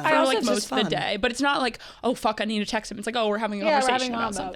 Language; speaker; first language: English; native; English